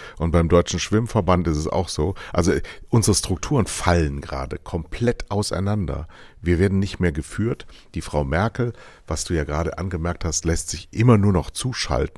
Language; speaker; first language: German; native; German